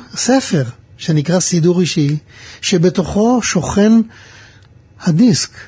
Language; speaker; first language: Hebrew; native; Hebrew